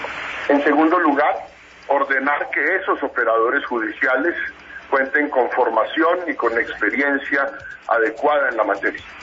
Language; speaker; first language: Spanish; native; Spanish